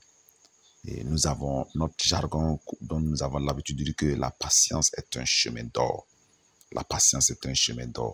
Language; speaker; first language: French; non-native, local second language; Mossi